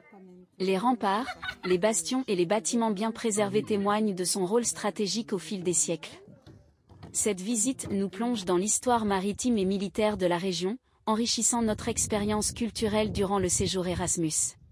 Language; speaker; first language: French; native; French